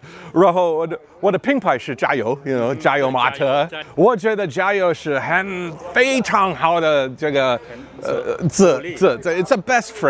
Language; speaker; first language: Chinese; non-native, learner; English